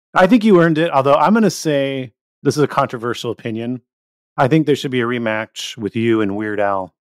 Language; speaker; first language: English; native; English